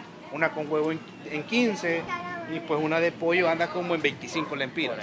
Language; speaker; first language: Spanish; native; Spanish